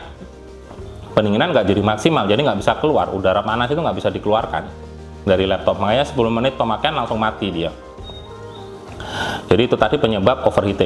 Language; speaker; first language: Indonesian; native; Indonesian